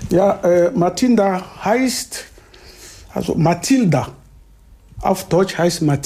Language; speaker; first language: German; non-native, fluent; Lingala